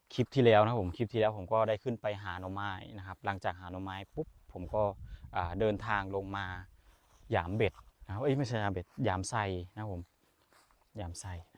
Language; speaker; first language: Thai; non-native, local second language; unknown